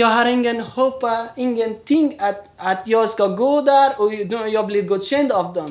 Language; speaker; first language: Swedish; non-native, learner; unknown